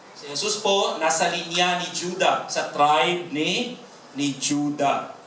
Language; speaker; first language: Filipino; non-native, local second language; Hiligaynon